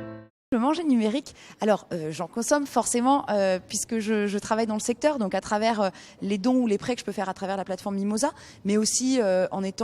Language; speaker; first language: French; native; French